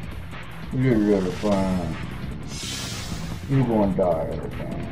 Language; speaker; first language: English; native; English